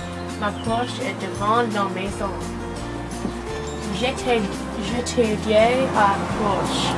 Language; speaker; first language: French; non-native, learner; English